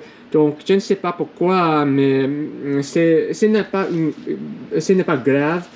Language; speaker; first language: French; non-native, learner; English